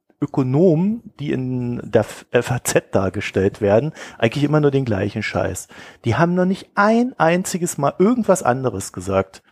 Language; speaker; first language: German; native; German